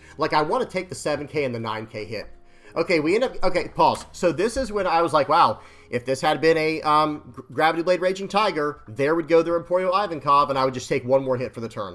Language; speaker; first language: English; native; English